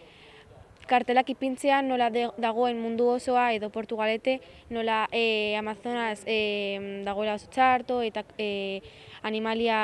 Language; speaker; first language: Basque; non-native, local second language; Spanish